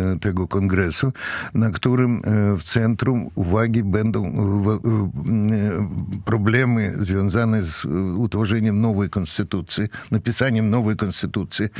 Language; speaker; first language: Polish; non-native, fluent; Russian